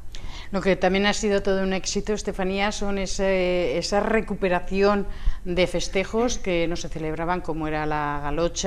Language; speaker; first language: Spanish; native; Spanish